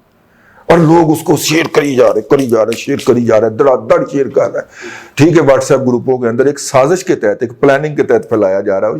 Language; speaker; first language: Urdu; non-native, local second language; Punjabi